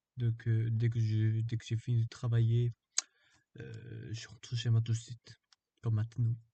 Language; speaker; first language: French; non-native, learner; Korean